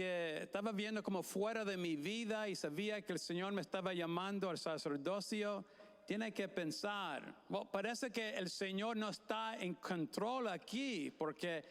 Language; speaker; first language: Spanish; non-native, fluent; English